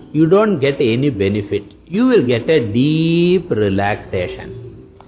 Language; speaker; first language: English; non-native, local second language; Tamil